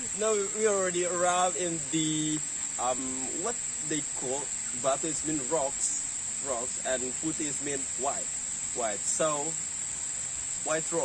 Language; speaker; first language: English; non-native, learner; Indonesian